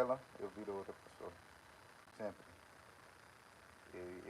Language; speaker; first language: Portuguese; non-native, fluent; English